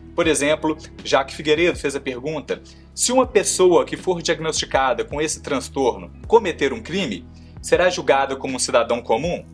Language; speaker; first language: Portuguese; native; Portuguese